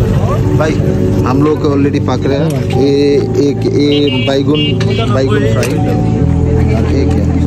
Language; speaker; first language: Hindi; non-native, learner; Bangla